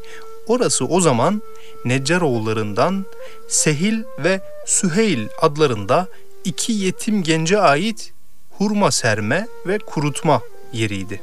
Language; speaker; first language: Turkish; native; Turkish